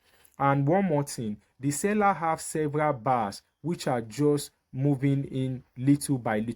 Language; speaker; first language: English; native; English